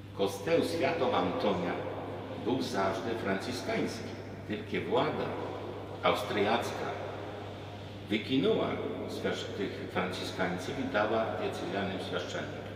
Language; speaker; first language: Ukrainian; non-native, fluent; Polish